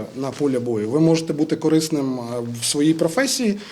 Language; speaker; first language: Ukrainian; non-native, local second language; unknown